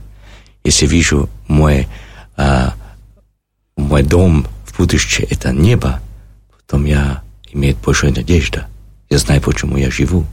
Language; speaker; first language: Russian; non-native, learner; German